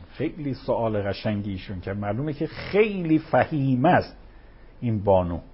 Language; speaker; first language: Persian; native; Persian